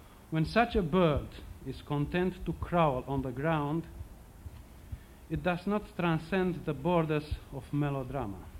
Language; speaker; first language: English; non-native, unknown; Romanian